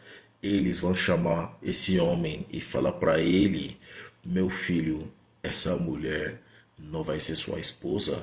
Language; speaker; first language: Portuguese; non-native, fluent; Igbo